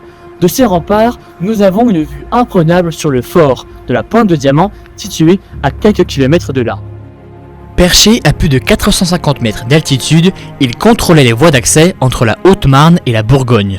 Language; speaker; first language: French; native; French